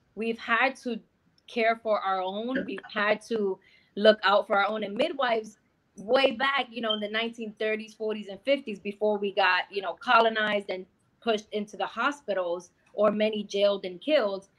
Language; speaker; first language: English; native; English